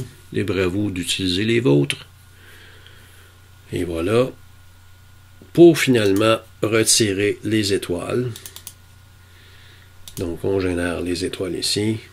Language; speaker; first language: French; native; French